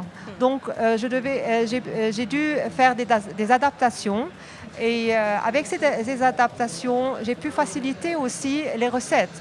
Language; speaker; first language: French; non-native, local second language; Arabic